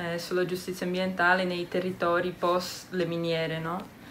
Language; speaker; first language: Italian; non-native, fluent; Portuguese